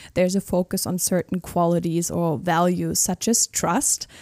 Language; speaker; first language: English; non-native, fluent; German